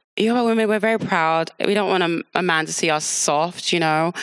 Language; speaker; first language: English; native; English